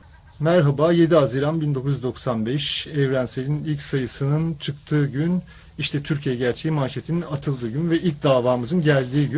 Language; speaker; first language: Turkish; native; Turkish